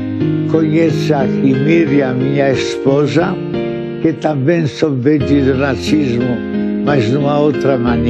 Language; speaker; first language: Portuguese; non-native, fluent; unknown